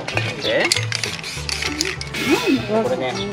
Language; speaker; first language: Japanese; native; Japanese